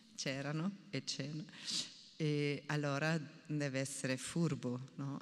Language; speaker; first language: Italian; non-native, fluent; Portuguese